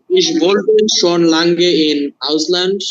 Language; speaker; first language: German; non-native, learner; Bangla